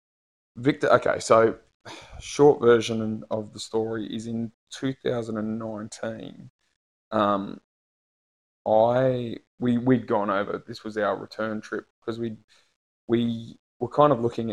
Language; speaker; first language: English; native; English